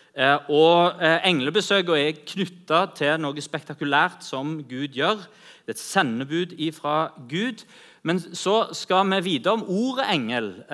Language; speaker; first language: Norwegian; native; Norwegian